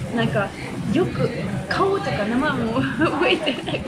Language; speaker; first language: Japanese; non-native, fluent; Russian